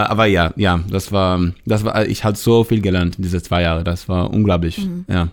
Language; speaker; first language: German; non-native, learner; Hebrew